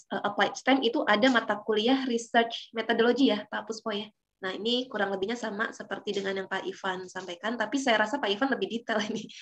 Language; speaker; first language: Indonesian; native; Indonesian